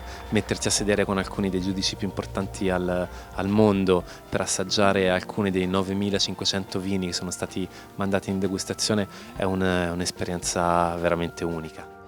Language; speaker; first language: Italian; native; Italian